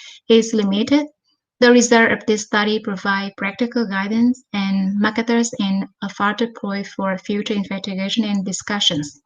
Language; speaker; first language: English; non-native, fluent; Vietnamese